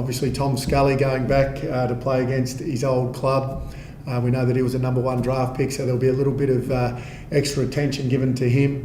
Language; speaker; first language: English; native; English